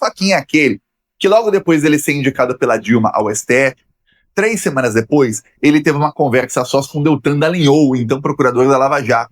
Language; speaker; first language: Portuguese; native; Portuguese